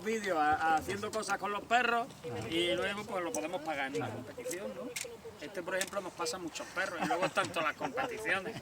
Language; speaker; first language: Spanish; native; Spanish